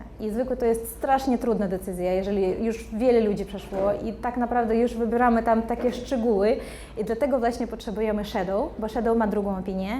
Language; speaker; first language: Polish; non-native, fluent; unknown